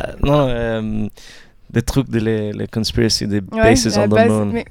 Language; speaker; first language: French; early bilingual, other home language; English